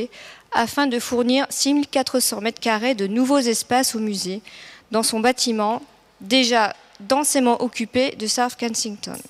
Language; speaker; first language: French; native; French